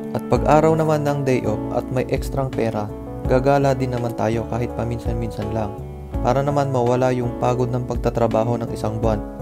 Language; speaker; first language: Filipino; native; Filipino